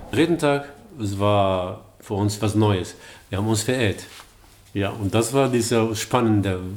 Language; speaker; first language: German; early bilingual, other home language; Arabic